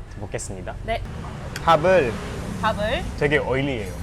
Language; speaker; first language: Korean; non-native, learner; Indonesian